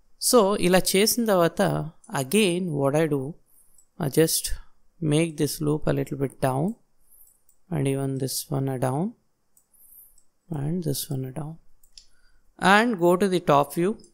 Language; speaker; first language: English; non-native, local second language; Telugu